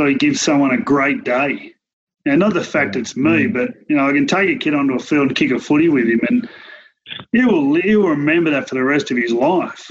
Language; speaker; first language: English; native; English